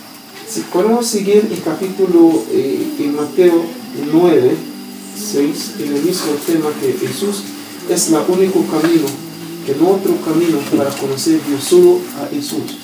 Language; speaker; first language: Spanish; non-native, learner; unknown